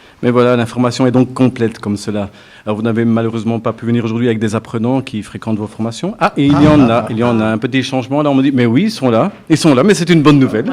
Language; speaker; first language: French; native; French